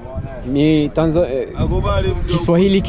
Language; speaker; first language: Swahili; non-native, learner; Turkish